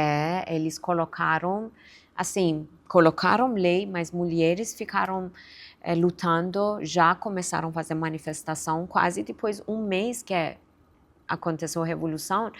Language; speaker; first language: Portuguese; non-native, fluent; Persian